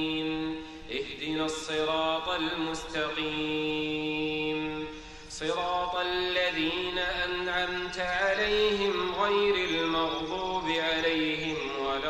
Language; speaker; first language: Arabic; native; Arabic